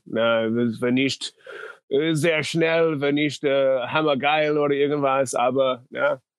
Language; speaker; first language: German; non-native, fluent; English